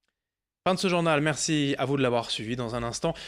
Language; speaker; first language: French; native; French